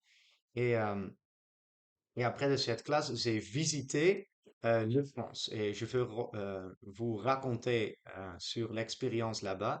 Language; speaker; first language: French; non-native, learner; Dutch